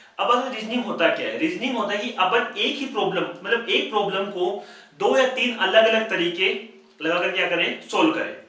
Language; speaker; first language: Hindi; native; Hindi